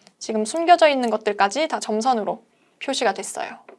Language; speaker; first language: Korean; native; Korean